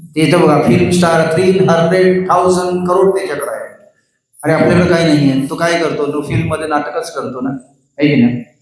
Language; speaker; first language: Marathi; non-native, local second language; Hindi